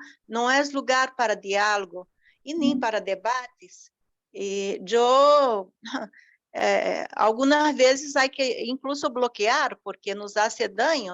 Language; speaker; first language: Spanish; non-native, fluent; Portuguese